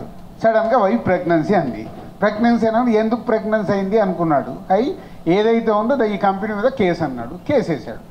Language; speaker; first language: Telugu; native; Telugu